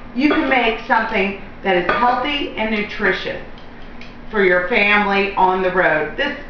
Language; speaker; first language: English; native; English